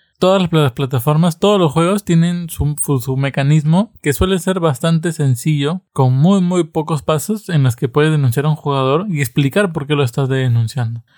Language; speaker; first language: Spanish; native; Spanish